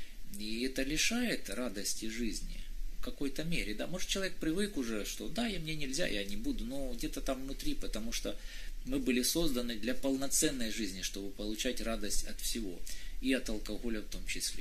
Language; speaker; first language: Russian; native; Russian